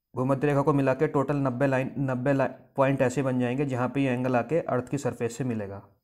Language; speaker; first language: Hindi; native; Hindi